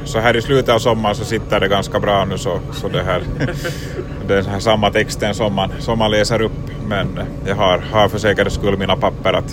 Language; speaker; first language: Swedish; native; Swedish